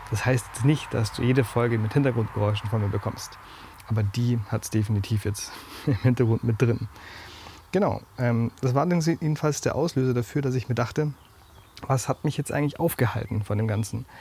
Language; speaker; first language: German; native; German